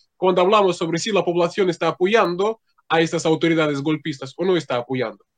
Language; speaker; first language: Spanish; non-native, fluent; Russian